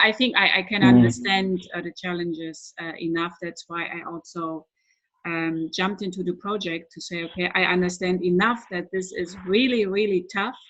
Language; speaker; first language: English; non-native, fluent; German